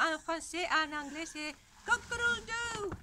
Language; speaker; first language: French; non-native, learner; Spanish